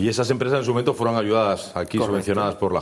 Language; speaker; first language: Spanish; native; Spanish